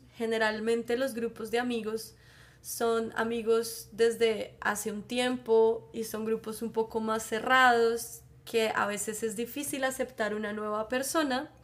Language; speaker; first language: Spanish; native; Spanish